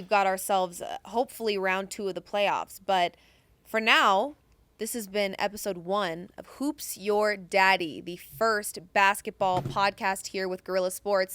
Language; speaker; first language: English; native; English